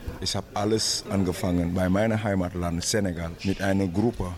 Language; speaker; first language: German; non-native, learner; Wolof